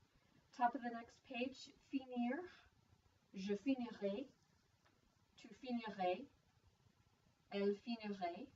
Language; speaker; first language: French; non-native, fluent; English